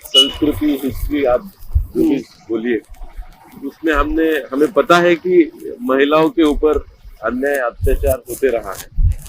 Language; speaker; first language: Hindi; non-native, local second language; Marathi